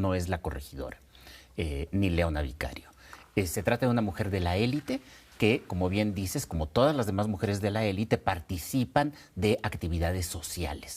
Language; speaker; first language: Spanish; native; Spanish